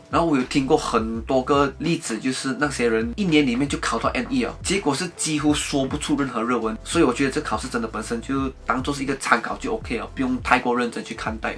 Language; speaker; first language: Chinese; native; Chinese